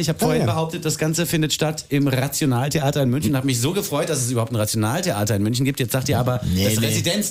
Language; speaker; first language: German; native; German